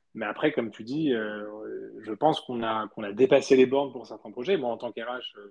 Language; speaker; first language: French; early bilingual, other home language; Spanish